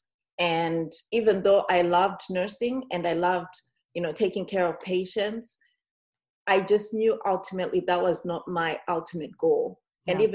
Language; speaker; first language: English; non-native, local second language; Shona